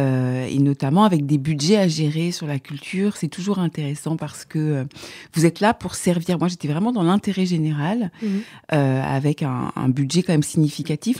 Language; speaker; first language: French; native; French